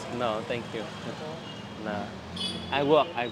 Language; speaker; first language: English; non-native, learner; Vietnamese